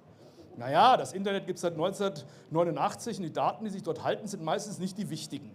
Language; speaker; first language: German; native; German